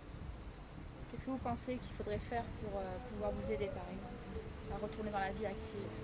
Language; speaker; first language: French; native; French